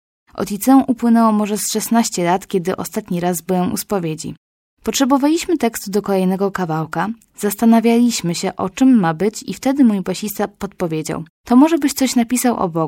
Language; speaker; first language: Polish; native; Polish